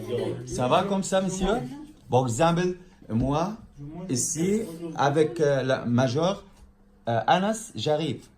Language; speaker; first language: French; non-native, learner; Arabic